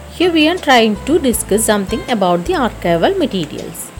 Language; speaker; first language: English; non-native, local second language; Malayalam